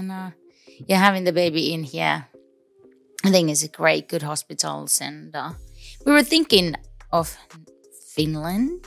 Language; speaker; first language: English; non-native, fluent; Finnish